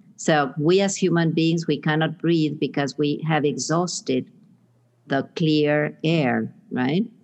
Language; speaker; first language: English; non-native, fluent; Spanish